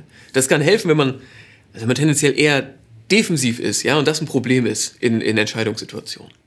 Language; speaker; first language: German; native; German